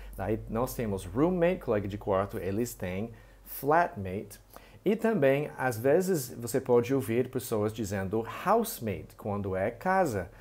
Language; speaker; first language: Portuguese; non-native, fluent; English